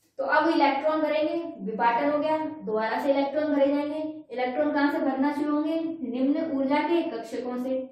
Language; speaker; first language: Hindi; native; Hindi